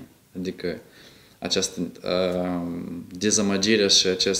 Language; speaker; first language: Romanian; non-native, local second language; Russian